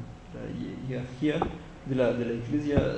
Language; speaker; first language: Spanish; non-native, fluent; French